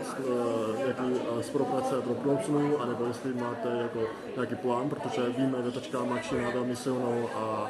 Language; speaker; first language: Czech; non-native, fluent; Chinese